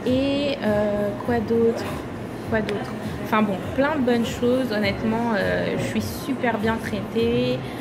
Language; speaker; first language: French; native; French